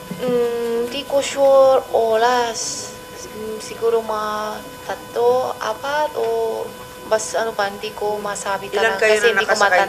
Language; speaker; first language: Filipino; non-native, learner; Chinese